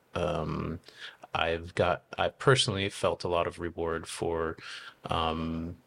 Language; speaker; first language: English; native; English